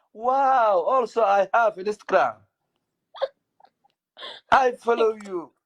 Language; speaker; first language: English; non-native, learner; Somali